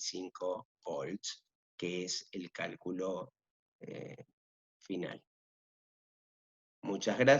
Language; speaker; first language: Spanish; native; Spanish